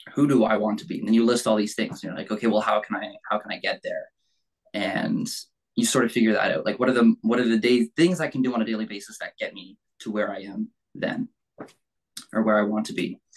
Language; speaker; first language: English; native; English